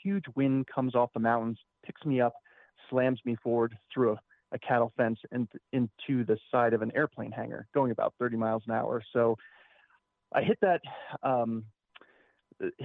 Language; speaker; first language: English; native; English